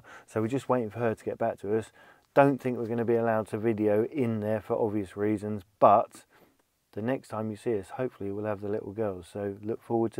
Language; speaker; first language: English; native; English